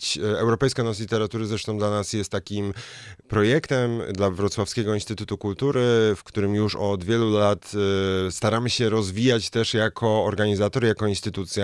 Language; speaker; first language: Polish; native; Polish